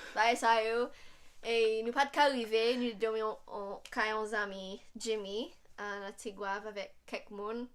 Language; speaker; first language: Haitian Creole; non-native, fluent; English